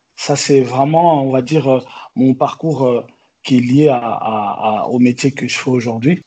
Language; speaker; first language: French; native; French